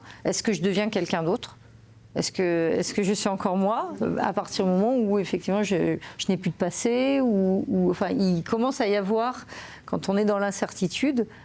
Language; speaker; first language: French; native; French